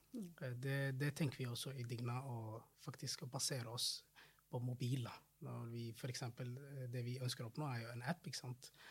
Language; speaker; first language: Norwegian; non-native, fluent; Somali